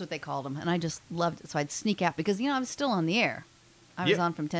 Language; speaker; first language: English; native; English